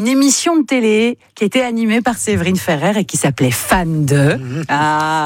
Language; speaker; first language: French; native; French